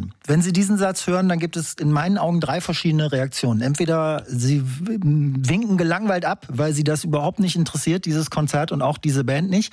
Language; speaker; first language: German; native; German